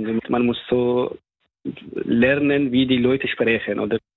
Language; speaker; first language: German; non-native, fluent; Persian